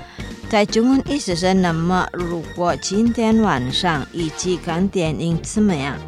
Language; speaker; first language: Chinese; non-native, fluent; Indonesian